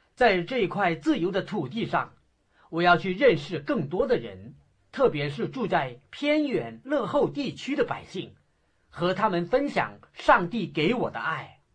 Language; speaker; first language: Chinese; non-native, fluent; English